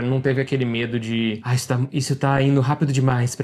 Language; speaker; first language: Portuguese; native; Portuguese